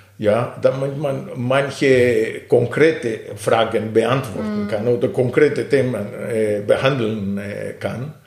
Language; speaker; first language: German; non-native, fluent; Greek